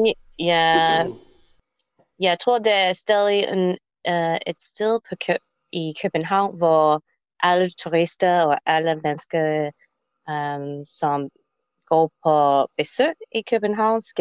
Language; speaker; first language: Danish; non-native, learner; English